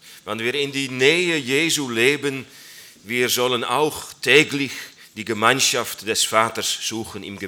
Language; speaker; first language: German; non-native, learner; Dutch